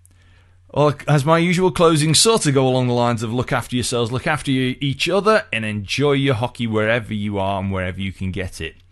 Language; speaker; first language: English; native; English